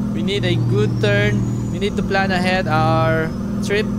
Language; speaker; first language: English; non-native, local second language; Filipino